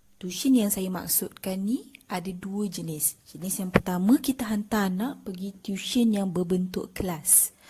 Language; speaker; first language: Malay; native; Malay